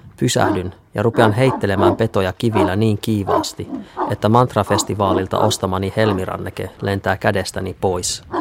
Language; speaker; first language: Finnish; native; Finnish